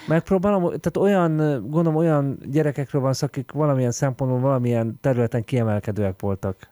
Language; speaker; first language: Hungarian; native; Hungarian